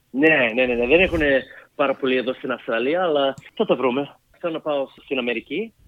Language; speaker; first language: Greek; early bilingual, heritage; Greek